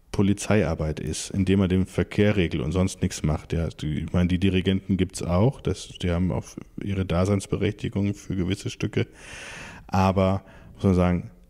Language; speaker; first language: German; native; German